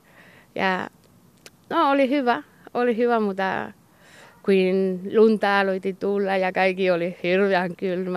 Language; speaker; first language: Finnish; non-native, learner; Basque